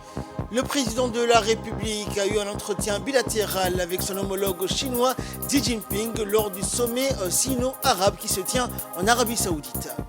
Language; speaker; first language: French; native; French